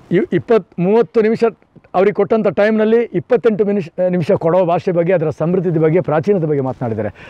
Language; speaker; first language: Kannada; non-native, local second language; Kodava